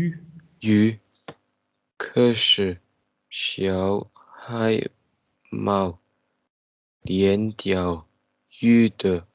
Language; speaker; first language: Chinese; non-native, learner; Tibetan